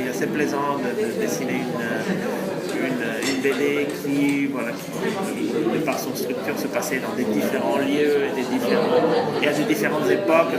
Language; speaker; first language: French; non-native, fluent; Spanish